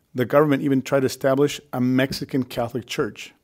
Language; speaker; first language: English; early bilingual, other home language; Spanish